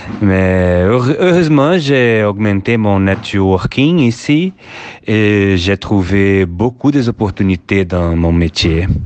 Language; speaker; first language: French; non-native, fluent; Portuguese